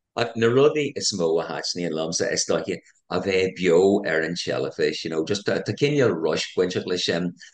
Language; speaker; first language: Irish; non-native, local second language; English